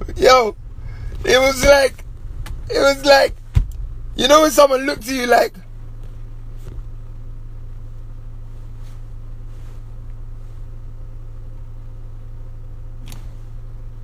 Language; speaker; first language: English; native; English